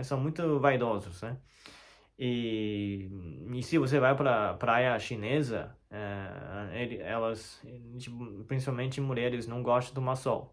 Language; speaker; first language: Portuguese; non-native, learner; Chinese